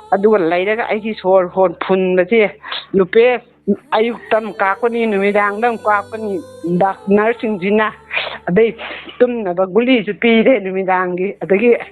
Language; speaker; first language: Manipuri; native; Manipuri